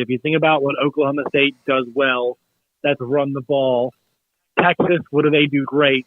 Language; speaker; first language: English; native; English